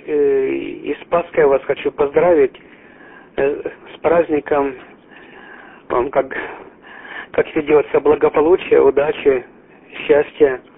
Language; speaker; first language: Russian; native; Russian